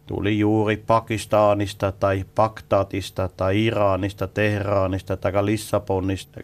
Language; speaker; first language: Finnish; non-native, fluent; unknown